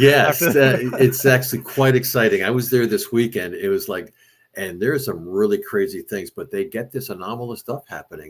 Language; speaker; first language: English; native; English